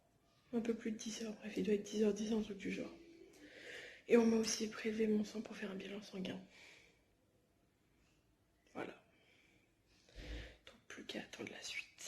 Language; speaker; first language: French; native; French